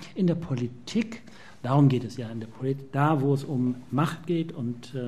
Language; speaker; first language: German; native; German